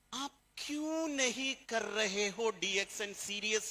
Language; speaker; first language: Hindi; non-native, fluent; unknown